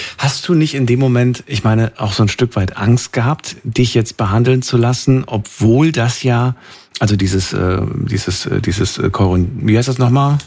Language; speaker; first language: German; native; German